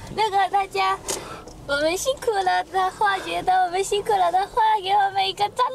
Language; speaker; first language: Chinese; non-native, fluent; Japanese